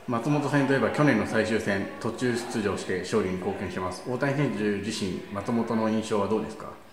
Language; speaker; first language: Japanese; native; Japanese